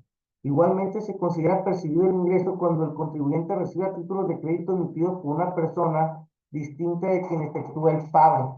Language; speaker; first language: Spanish; native; Spanish